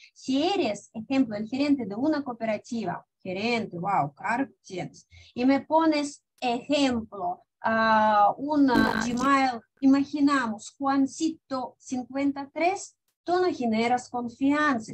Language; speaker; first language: Spanish; non-native, fluent; Russian